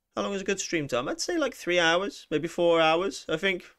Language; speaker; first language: English; native; English